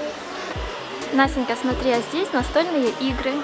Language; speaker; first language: Russian; native; Russian